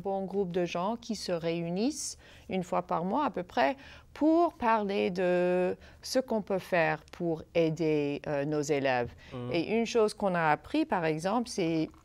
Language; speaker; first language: French; non-native, fluent; English